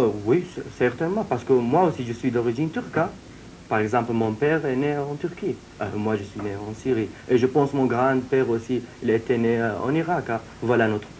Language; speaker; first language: French; non-native, fluent; Syriac